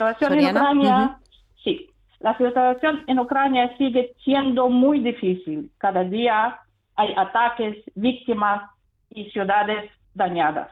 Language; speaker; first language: Spanish; non-native, fluent; Ukrainian